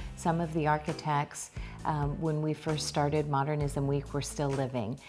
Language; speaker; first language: English; native; English